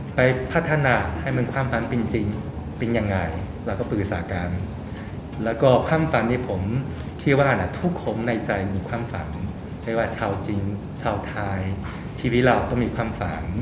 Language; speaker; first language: Thai; non-native, learner; Chinese